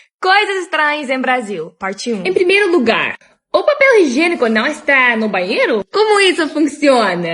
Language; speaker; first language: Portuguese; non-native, learner; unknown